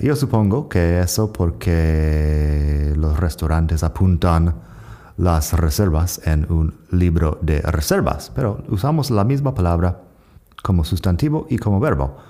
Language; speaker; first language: Spanish; non-native, fluent; English